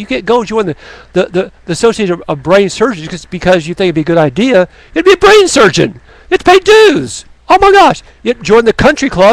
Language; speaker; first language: English; native; English